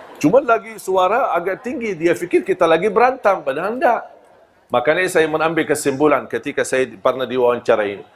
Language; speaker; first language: Malay; non-native, fluent; Arabic